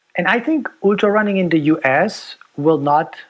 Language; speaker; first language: English; non-native, fluent; German